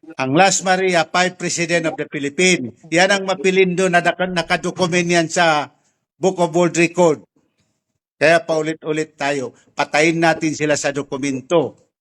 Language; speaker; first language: Filipino; non-native, local second language; Tausug